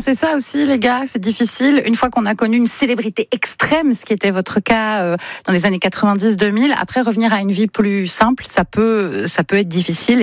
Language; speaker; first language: French; native; French